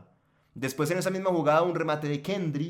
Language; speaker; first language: Spanish; native; Spanish